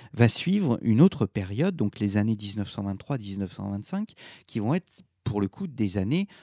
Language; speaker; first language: French; native; French